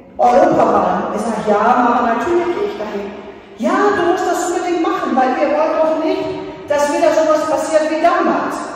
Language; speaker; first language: German; non-native, fluent; Greek